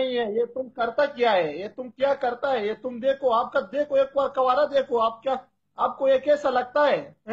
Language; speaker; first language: Hindi; non-native, learner; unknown